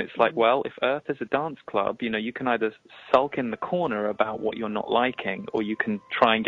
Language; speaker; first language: English; native; English